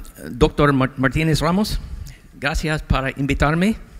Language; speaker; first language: Spanish; non-native, learner; English